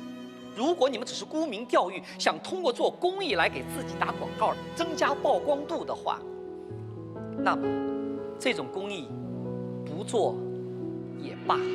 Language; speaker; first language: Chinese; native; Chinese